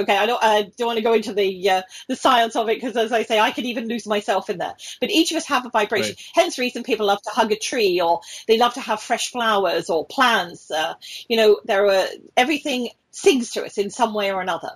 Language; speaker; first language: English; native; English